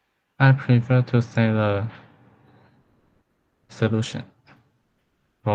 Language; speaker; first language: English; non-native, learner; Chinese